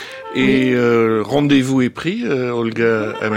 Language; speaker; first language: French; native; French